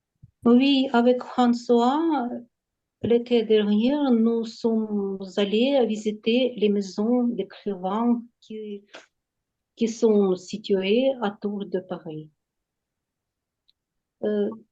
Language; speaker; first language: French; non-native, learner; Ukrainian